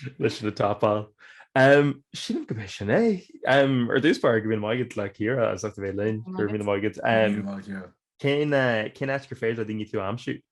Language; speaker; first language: Irish; non-native, local second language; English